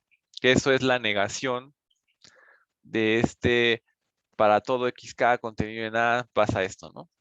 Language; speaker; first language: Spanish; native; Spanish